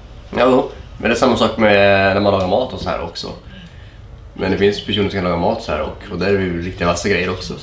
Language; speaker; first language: Swedish; native; Swedish